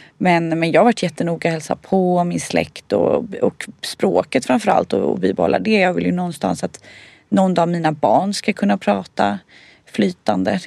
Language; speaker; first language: Swedish; early bilingual, other home language; Bosnian